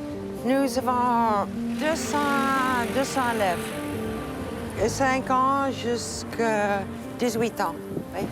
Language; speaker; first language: French; non-native, learner; English